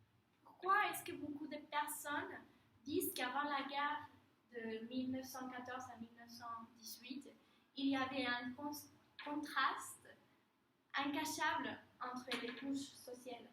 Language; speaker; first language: French; non-native, learner; Spanish